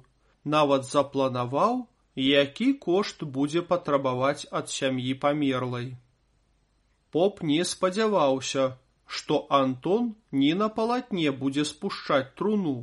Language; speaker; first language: Belarusian; native; Belarusian